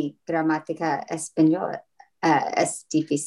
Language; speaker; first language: Spanish; non-native, learner; English